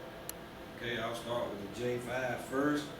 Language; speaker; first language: English; native; English